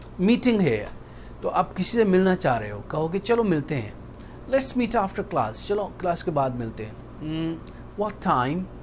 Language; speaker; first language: Urdu; native; Urdu